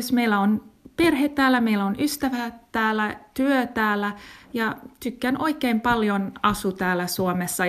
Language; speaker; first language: Finnish; non-native, learner; English